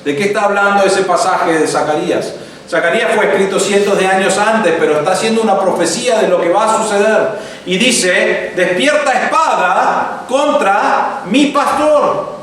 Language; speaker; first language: Spanish; native; Spanish